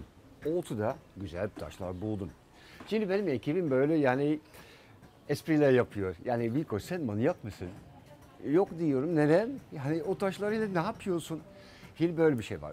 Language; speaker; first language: Turkish; non-native, fluent; Dutch